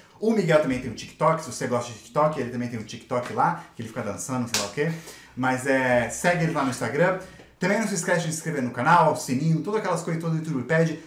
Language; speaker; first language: Portuguese; native; Portuguese